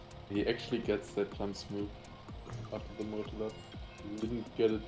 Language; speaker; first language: English; non-native, fluent; German